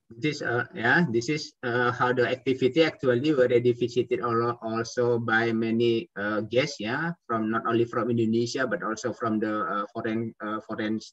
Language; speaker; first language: English; non-native, fluent; Indonesian